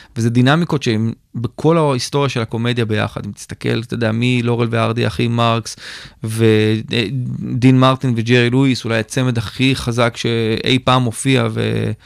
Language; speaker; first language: Hebrew; native; Hebrew